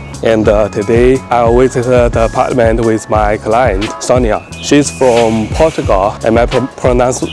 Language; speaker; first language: English; non-native, learner; Chinese